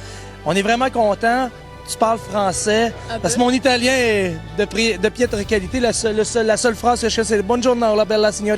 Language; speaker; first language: French; native; French